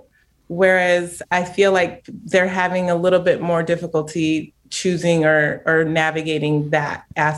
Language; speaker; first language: English; native; English